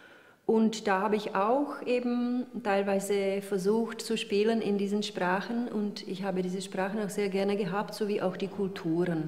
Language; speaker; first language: German; early bilingual, heritage; Czech